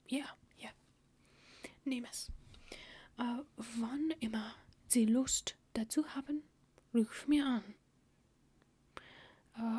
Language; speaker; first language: German; non-native, learner; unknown